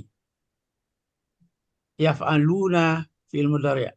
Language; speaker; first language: Arabic; non-native, learner; Indonesian